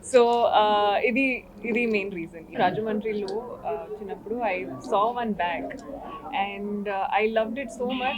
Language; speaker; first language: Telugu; non-native, learner; Hindi